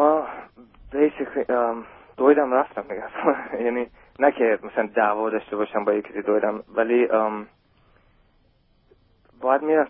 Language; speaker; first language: Persian; early bilingual, heritage; German